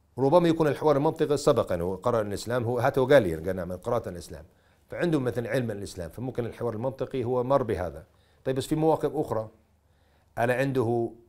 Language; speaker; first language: Arabic; non-native, fluent; English